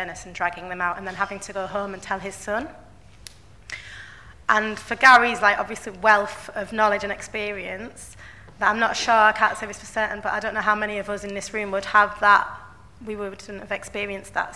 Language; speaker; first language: English; native; English